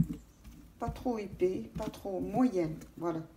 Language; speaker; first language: French; non-native, local second language; Arabic